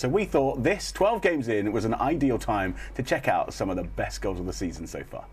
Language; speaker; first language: English; native; English